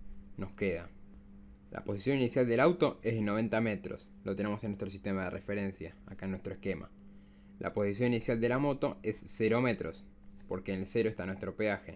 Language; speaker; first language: Spanish; native; Spanish